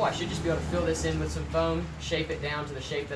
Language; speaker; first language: English; native; English